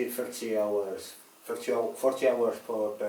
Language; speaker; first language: English; non-native, learner; Spanish